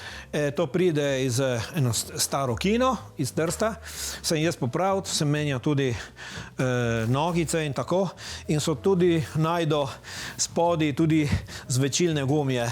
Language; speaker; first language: Slovenian; early bilingual, heritage; Italian